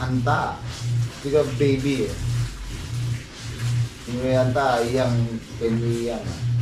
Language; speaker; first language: Chinese; non-native, learner; Filipino